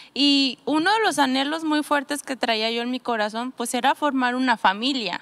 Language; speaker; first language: Spanish; native; Spanish